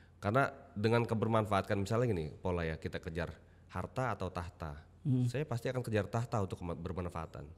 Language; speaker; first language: Indonesian; native; Indonesian